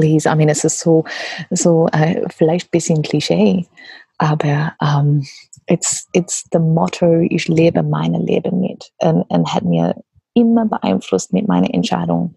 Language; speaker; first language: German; non-native, learner; English